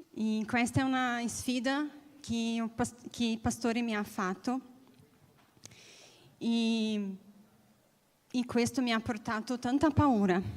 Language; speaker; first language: Italian; non-native, learner; Portuguese